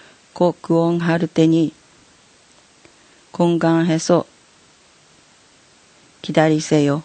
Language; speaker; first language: Korean; non-native, learner; Japanese